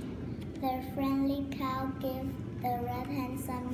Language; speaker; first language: English; non-native, learner; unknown